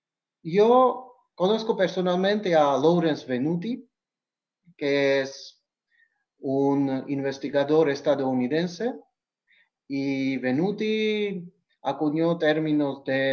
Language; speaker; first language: Spanish; non-native, fluent; Georgian